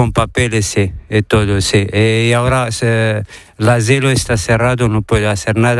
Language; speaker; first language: Spanish; non-native, learner; Arabic